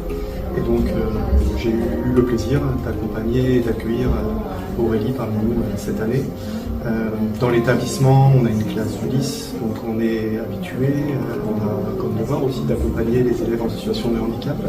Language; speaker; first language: French; native; French